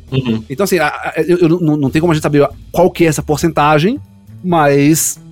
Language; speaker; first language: Portuguese; native; Portuguese